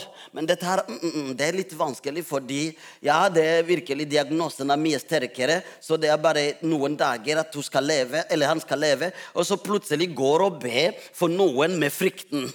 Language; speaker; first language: Norwegian; non-native, fluent; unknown